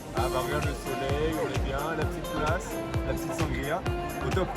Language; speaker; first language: French; native; French